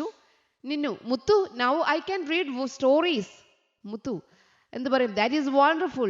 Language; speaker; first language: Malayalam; native; Malayalam